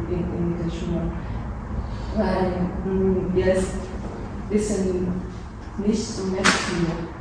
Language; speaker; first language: German; non-native, learner; Vietnamese